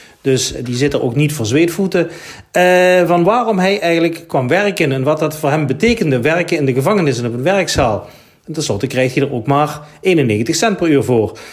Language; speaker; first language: Dutch; native; Dutch